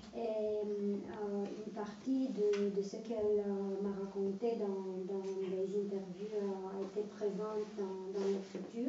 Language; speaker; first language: French; non-native, fluent; Romanian